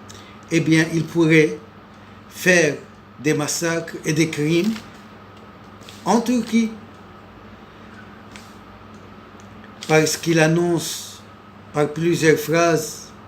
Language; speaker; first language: French; non-native, local second language; Arabic